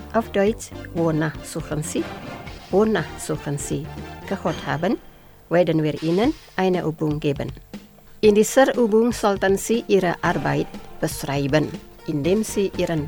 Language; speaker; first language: German; non-native, fluent; Indonesian